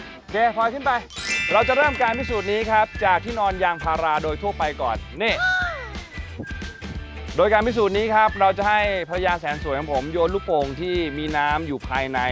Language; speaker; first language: Thai; native; Thai